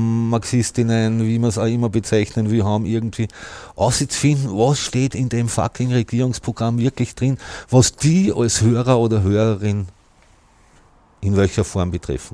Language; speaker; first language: German; native; German